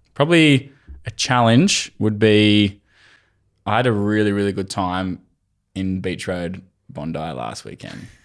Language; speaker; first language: English; native; English